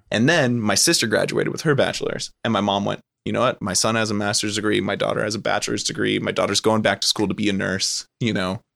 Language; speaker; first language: English; native; English